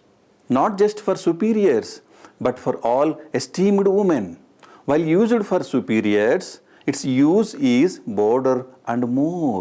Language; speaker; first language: English; non-native, local second language; Telugu